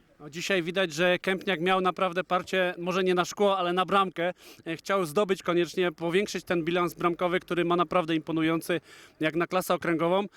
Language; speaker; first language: Polish; native; Polish